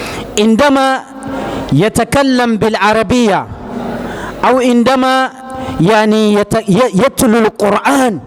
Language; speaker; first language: Arabic; non-native, fluent; Urdu